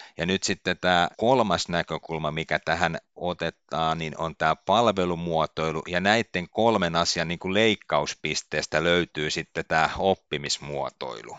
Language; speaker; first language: Finnish; native; Finnish